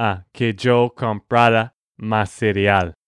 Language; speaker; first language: Spanish; non-native, fluent; English